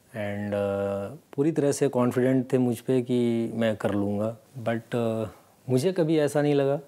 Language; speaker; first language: Hindi; native; Hindi